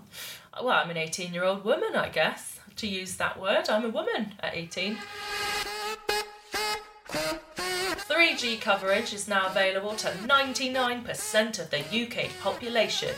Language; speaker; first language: English; native; English